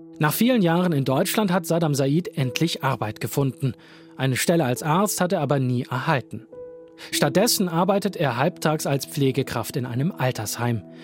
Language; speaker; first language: German; native; German